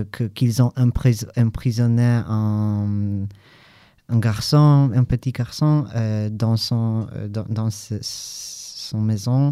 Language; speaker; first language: French; non-native, learner; Polish